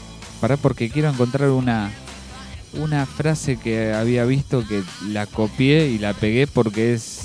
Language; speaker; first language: Spanish; native; Spanish